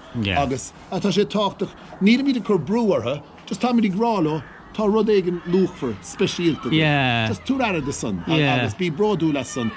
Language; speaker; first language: Irish; native; Irish